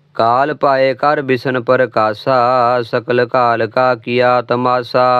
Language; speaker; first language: Hindi; non-native, local second language; Punjabi